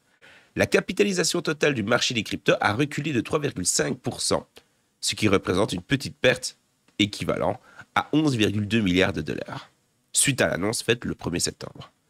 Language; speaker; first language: French; native; French